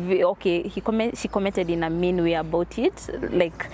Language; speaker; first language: English; non-native, local second language; Kikuyu